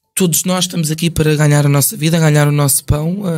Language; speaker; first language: Portuguese; early bilingual, other home language; English